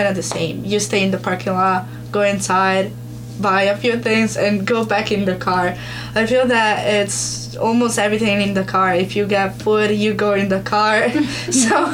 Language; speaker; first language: English; non-native, learner; Italian